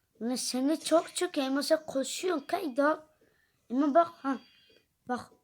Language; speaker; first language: Turkish; early bilingual, heritage; Dutch